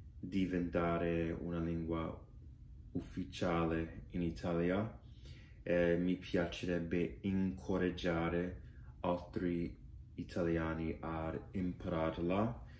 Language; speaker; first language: Italian; non-native, learner; English